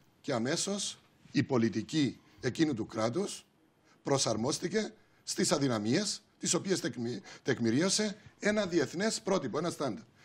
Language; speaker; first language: Greek; native; Greek